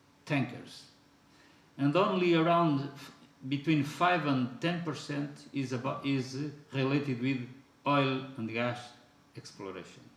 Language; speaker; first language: English; non-native, fluent; Portuguese